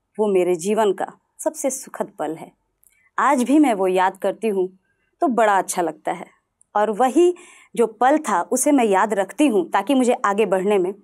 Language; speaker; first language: Hindi; non-native, local second language; Bhojpuri